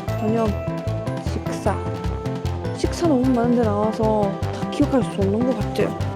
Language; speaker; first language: Korean; non-native, learner; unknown